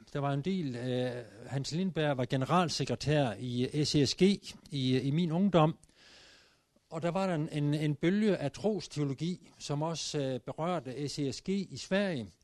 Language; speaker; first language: Danish; native; Danish